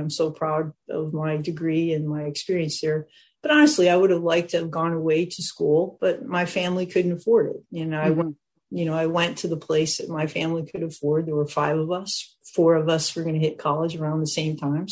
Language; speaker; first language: English; native; English